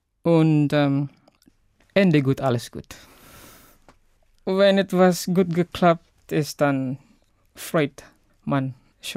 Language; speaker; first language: German; non-native, fluent; Indonesian